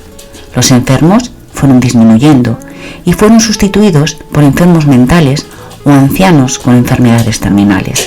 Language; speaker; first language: Spanish; native; Spanish